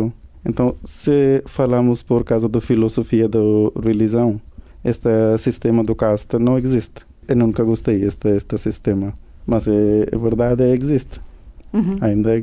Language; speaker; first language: Portuguese; non-native, learner; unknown